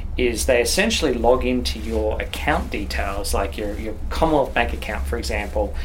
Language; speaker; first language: English; native; English